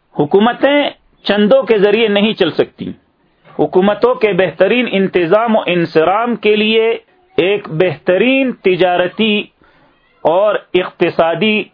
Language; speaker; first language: Urdu; native; Urdu